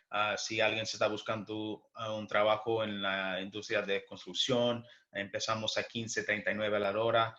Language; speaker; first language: Spanish; early bilingual, heritage; English